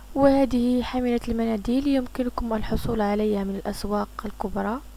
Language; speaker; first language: Arabic; native; Arabic